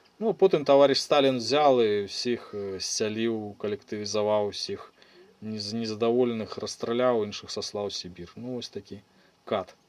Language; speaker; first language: Belarusian; native; Belarusian